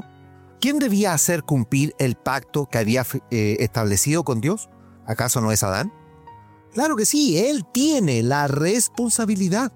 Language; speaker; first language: Spanish; native; Spanish